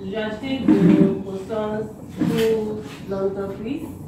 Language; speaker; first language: French; non-native, learner; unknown